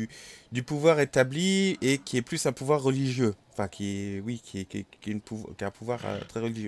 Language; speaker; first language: French; native; French